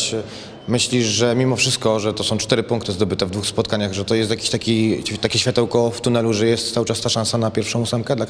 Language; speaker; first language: Polish; native; Polish